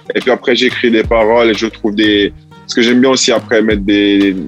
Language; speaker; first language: French; early bilingual, heritage; Italian